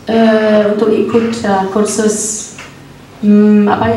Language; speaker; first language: Indonesian; non-native, fluent; English